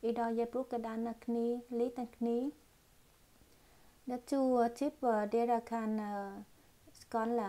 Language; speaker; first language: Norwegian; non-native, learner; Vietnamese